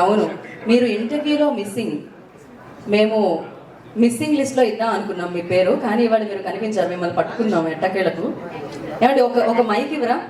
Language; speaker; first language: Telugu; native; Telugu